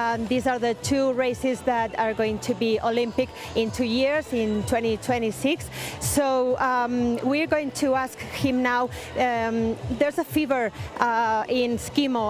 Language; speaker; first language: English; non-native, fluent; Catalan